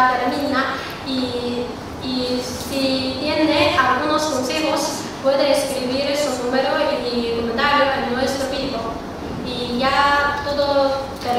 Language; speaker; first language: Spanish; non-native, learner; Chinese